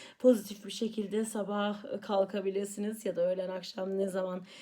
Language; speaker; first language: Turkish; early bilingual, heritage; Turkish